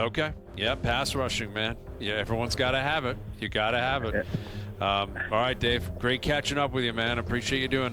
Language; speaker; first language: English; native; English